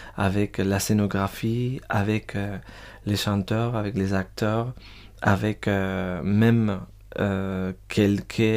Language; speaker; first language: French; non-native, fluent; Spanish